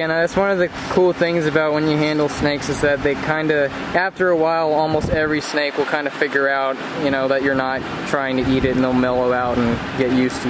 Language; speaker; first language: English; native; English